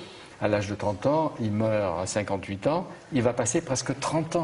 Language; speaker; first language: French; native; French